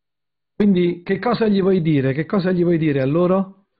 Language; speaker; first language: Italian; native; Italian